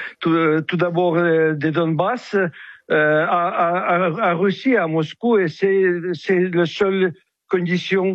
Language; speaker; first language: French; non-native, fluent; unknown